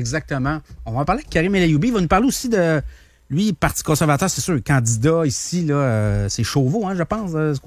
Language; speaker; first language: French; native; French